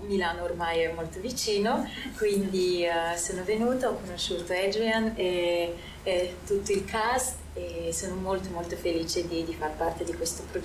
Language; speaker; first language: Italian; non-native, fluent; Bulgarian